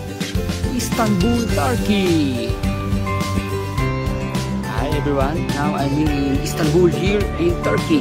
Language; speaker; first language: English; non-native, learner; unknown